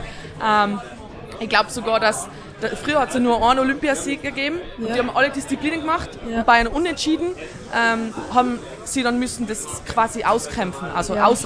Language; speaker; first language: German; native; German